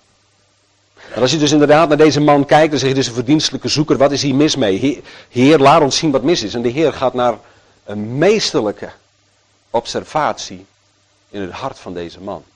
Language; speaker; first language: Dutch; native; Dutch